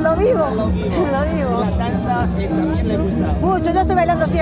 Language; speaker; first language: Spanish; native; Spanish